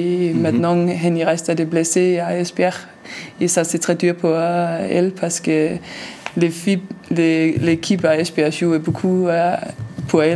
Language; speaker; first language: French; non-native, learner; Danish